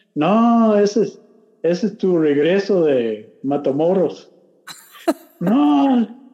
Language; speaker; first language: Spanish; non-native, learner; English